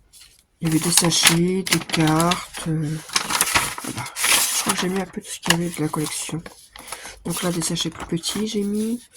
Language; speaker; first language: French; native; French